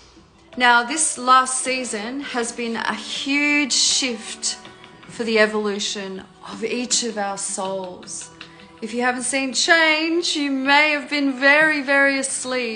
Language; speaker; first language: English; native; English